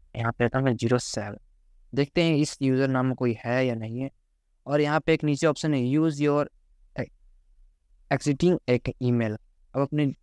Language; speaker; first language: Hindi; native; Hindi